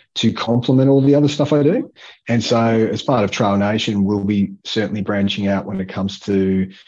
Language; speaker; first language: English; native; English